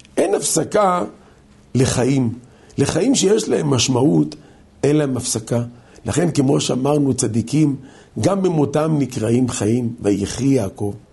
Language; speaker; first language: Hebrew; native; Hebrew